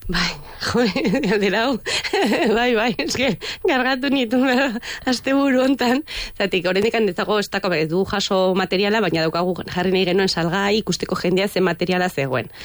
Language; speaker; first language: Basque; non-native, local second language; Spanish